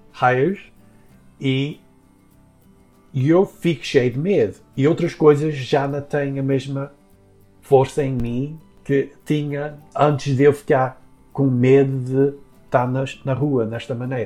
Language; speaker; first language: Portuguese; early bilingual, heritage; Portuguese